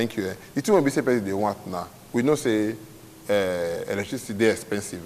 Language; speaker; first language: English; non-native, local second language; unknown